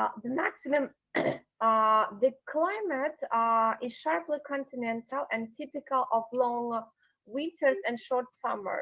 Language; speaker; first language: English; non-native, learner; Yakut